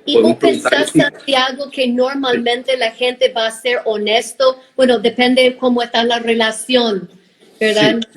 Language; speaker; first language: Spanish; non-native, fluent; English